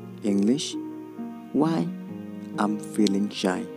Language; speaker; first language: English; non-native, local second language; Khasi